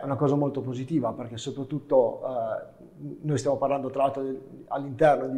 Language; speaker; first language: Italian; native; Italian